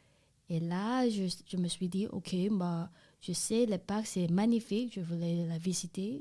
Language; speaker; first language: French; non-native, learner; Chinese